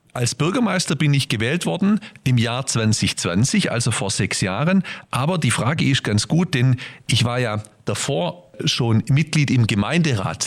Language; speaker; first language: German; native; German